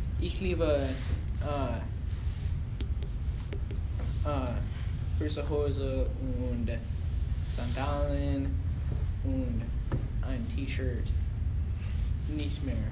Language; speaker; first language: German; non-native, learner; English